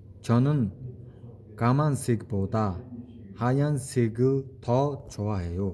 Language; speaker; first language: Korean; non-native, learner; Mongolian